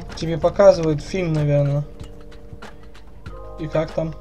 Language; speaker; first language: Russian; native; Russian